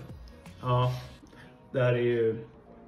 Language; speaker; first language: Swedish; native; Swedish